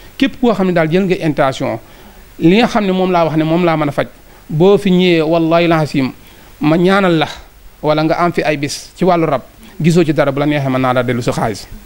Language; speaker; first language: Wolof; native; Wolof